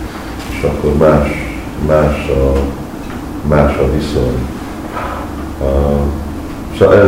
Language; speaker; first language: Hungarian; early bilingual, heritage; Hungarian